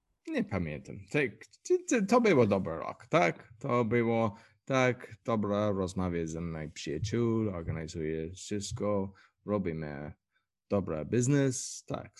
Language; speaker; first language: Polish; non-native, learner; English